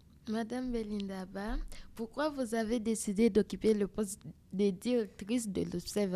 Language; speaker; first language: French; non-native, local second language; Haitian Creole